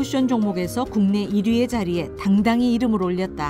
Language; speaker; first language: Korean; native; Korean